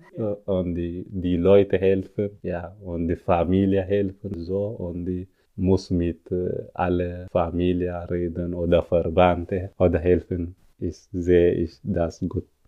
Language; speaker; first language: German; non-native, learner; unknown